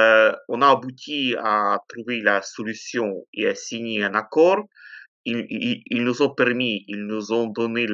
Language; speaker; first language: French; non-native, fluent; Ukrainian